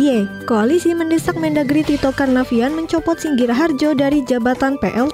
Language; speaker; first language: Indonesian; native; Indonesian